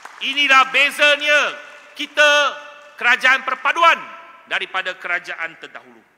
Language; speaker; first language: Malay; non-native, local second language; Chinese